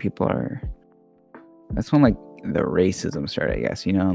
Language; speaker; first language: English; early bilingual, other home language; Arabic